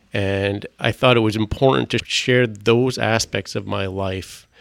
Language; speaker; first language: English; non-native, fluent; French